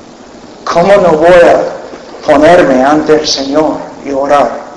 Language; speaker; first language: Spanish; non-native, fluent; English